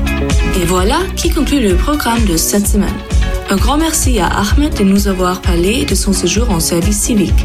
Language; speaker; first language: French; non-native, fluent; German